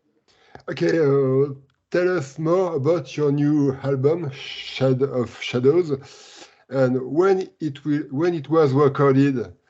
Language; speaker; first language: English; non-native, learner; French